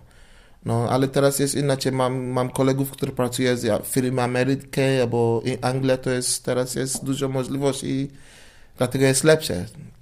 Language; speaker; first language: Polish; non-native, learner; English